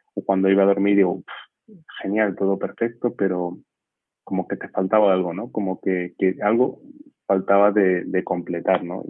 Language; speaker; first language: Spanish; native; Spanish